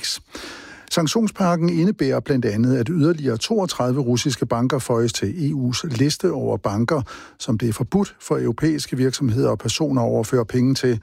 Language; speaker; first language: Danish; native; Danish